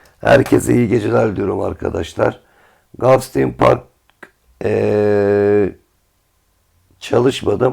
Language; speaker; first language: Turkish; native; Turkish